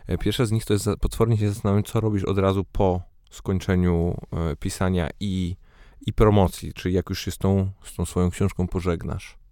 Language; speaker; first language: Polish; native; Polish